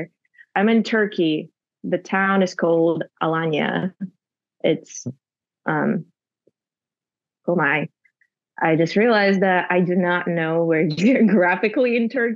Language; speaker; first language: English; non-native, fluent; Russian